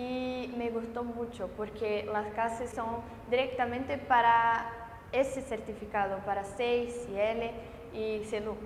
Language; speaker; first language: Spanish; non-native, fluent; Portuguese